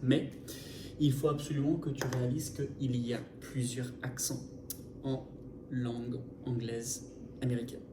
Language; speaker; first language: French; native; French